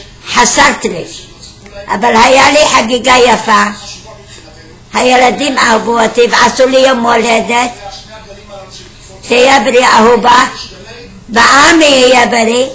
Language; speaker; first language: Hebrew; non-native, fluent; Arabic